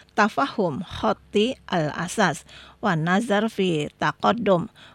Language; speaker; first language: Arabic; non-native, fluent; Indonesian